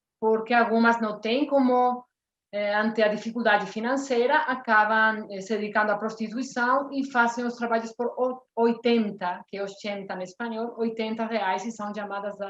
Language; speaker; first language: Portuguese; non-native, fluent; Spanish